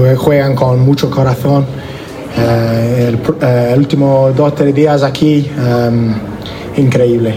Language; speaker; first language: Spanish; non-native, learner; English